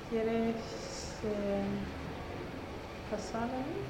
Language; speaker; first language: Spanish; non-native, learner; Swedish